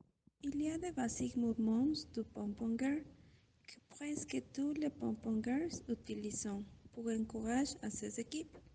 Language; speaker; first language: French; non-native, learner; Spanish